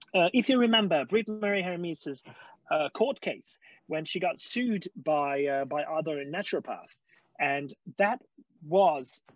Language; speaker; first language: English; non-native, fluent; Hungarian